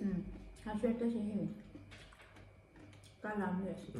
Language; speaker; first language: Vietnamese; native; Vietnamese